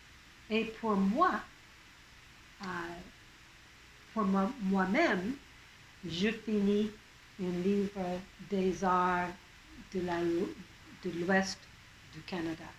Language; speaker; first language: French; non-native, local second language; English